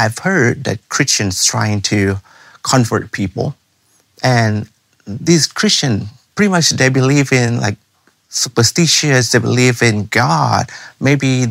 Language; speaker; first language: English; non-native, fluent; Thai